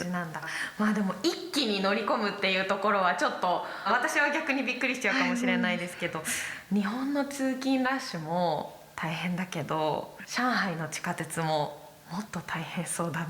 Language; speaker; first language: Japanese; native; Japanese